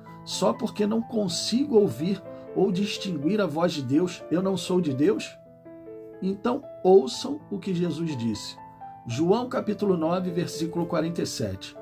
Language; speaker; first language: Portuguese; native; Portuguese